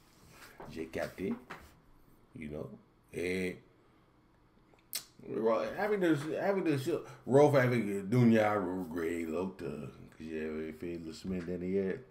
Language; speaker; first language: French; non-native, learner; English